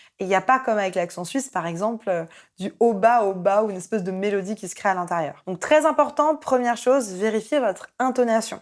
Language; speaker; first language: French; native; French